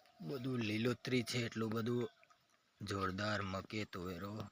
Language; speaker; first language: Gujarati; non-native, local second language; Rathawi